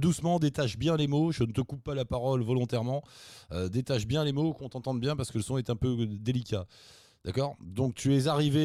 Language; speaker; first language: French; native; French